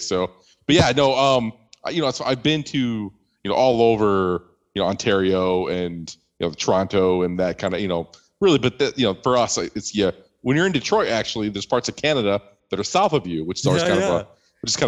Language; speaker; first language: English; native; English